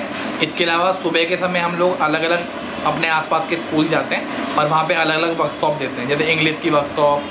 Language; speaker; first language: Hindi; native; Hindi